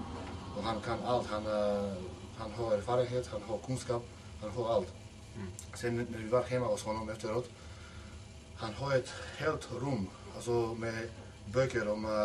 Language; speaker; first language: Swedish; non-native, fluent; Macedonian